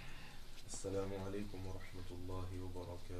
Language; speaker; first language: Arabic; non-native, learner; French